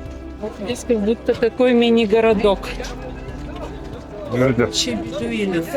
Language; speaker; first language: Russian; native; Russian